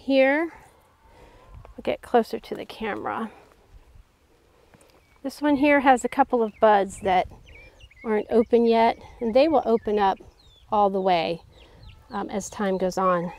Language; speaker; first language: English; native; English